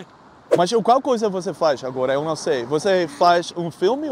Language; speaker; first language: Portuguese; non-native, learner; Dutch